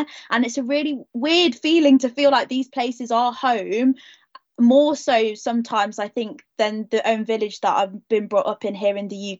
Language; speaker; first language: English; native; English